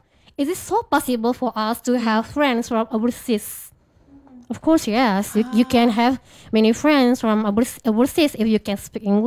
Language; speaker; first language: English; non-native, learner; Indonesian